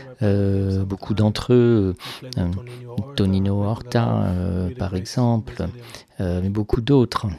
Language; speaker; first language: French; non-native, fluent; Hebrew